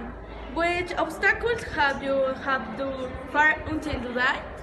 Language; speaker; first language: English; non-native, learner; Spanish